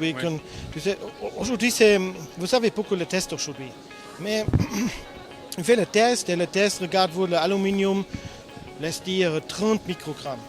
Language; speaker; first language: French; non-native, learner; German